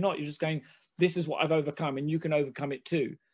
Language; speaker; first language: English; non-native, local second language; Hindi